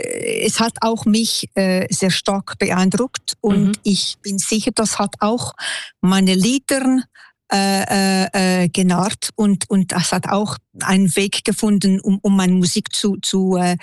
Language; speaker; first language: German; non-native, local second language; French